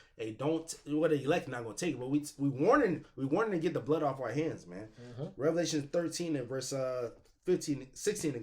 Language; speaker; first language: English; native; English